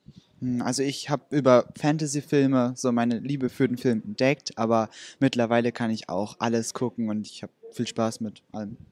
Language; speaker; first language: German; native; German